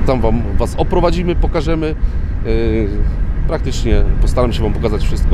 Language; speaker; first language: Polish; native; Polish